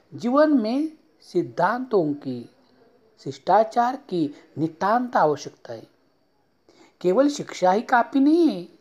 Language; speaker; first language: Hindi; non-native, local second language; Marathi